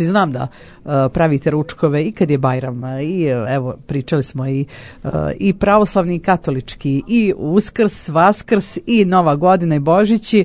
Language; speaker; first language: Croatian; native; Croatian